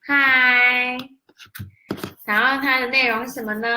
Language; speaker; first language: Chinese; native; Chinese